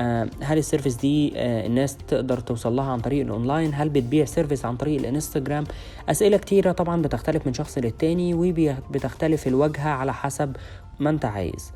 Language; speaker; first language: Arabic; native; Arabic